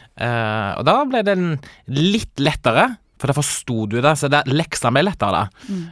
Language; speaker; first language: Norwegian; native; Norwegian